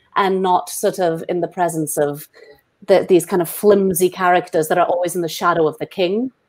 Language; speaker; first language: English; native; English